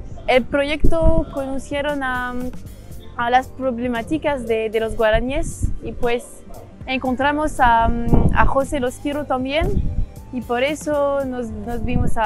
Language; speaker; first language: Spanish; non-native, learner; French